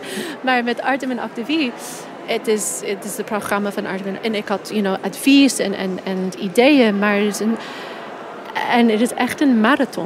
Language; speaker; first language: Dutch; non-native, fluent; English